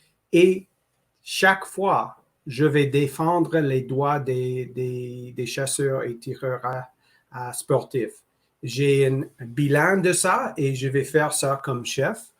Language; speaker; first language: French; non-native, local second language; English